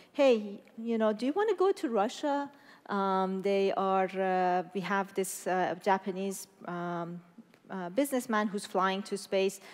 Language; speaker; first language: English; non-native, fluent; Persian